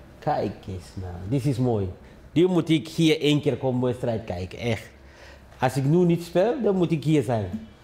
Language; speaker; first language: Dutch; non-native, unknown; Hausa